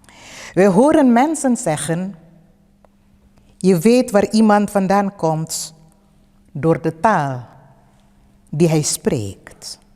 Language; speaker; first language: Dutch; early bilingual, other home language; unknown